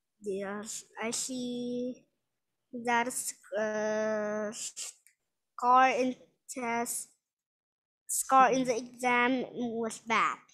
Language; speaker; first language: English; non-native, learner; Vietnamese